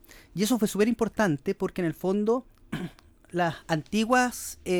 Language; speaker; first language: Spanish; native; Spanish